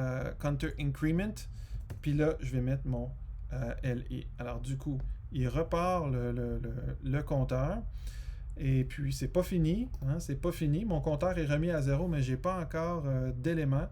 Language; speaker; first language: French; native; French